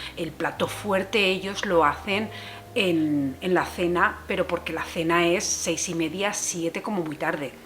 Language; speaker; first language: Spanish; native; Spanish